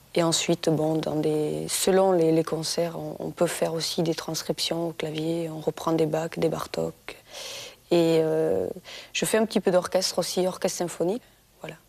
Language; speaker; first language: French; native; French